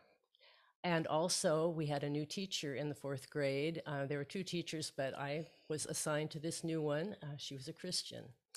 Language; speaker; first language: English; native; English